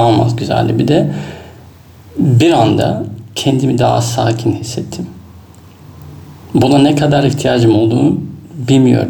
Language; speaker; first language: Turkish; non-native, fluent; Russian